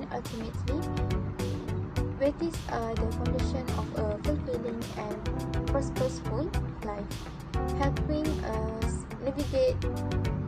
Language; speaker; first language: English; non-native, local second language; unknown